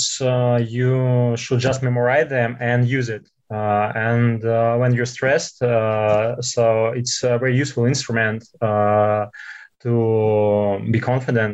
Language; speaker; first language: English; non-native, fluent; Russian